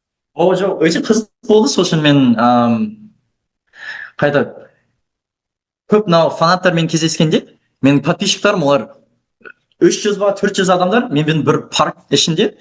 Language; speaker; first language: Kazakh; early bilingual, heritage; Kazakh